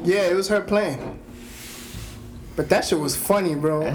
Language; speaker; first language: English; early bilingual, other home language; Spanish